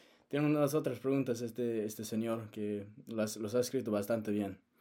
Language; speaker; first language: Spanish; non-native, fluent; English